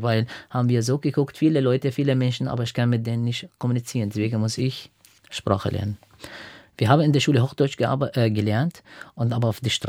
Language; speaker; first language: German; non-native, fluent; Arabic